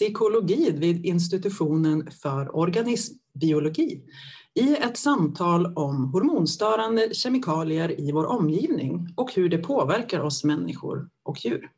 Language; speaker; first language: Swedish; native; Swedish